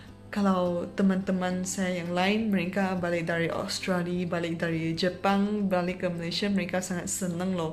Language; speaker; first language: Indonesian; non-native, fluent; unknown